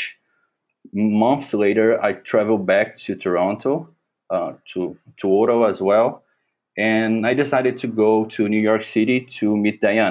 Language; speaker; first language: English; non-native, fluent; Portuguese